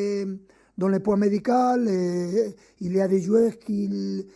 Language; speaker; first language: French; non-native, fluent; Spanish